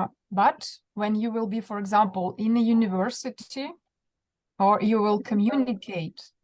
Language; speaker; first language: English; non-native, fluent; Russian